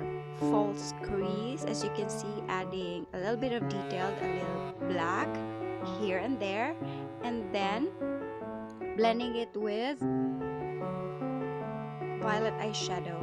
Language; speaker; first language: English; non-native, local second language; Filipino